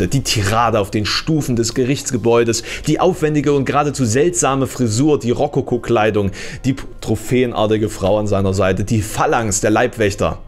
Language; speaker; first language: German; native; German